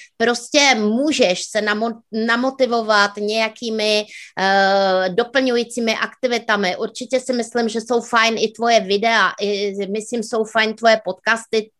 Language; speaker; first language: Czech; native; Czech